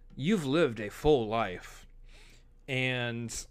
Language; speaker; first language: English; native; English